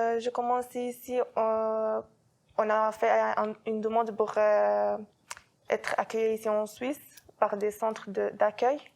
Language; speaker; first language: French; non-native, fluent; Arabic